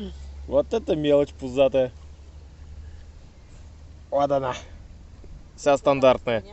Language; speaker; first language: Russian; native; Russian